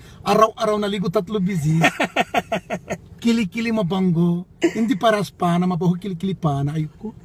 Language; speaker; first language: Filipino; non-native, learner; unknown